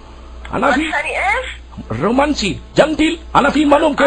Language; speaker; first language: Arabic; non-native, learner; Urdu